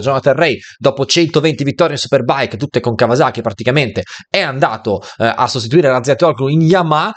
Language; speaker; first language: Italian; native; Italian